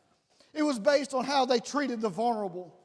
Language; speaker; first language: English; native; English